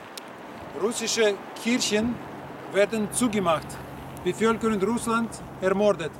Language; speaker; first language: German; non-native, learner; Russian